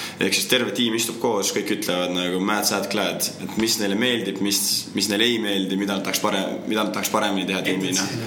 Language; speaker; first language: Estonian; native; Estonian